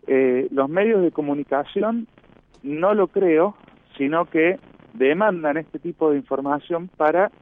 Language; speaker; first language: Spanish; native; Spanish